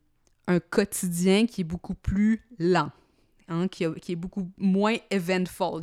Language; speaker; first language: French; native; French